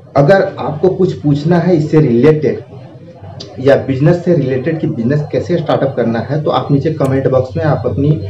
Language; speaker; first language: Hindi; native; Hindi